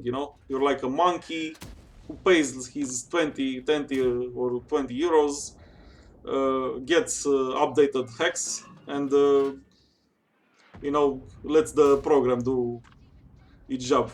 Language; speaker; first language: English; non-native, fluent; Romanian